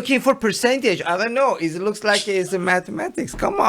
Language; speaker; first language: English; non-native, learner; Persian